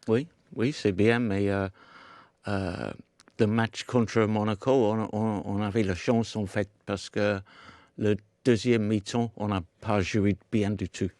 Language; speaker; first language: French; non-native, fluent; English